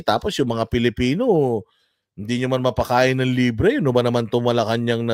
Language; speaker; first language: Filipino; native; Filipino